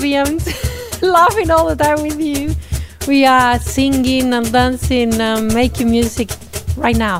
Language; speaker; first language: English; non-native, fluent; Spanish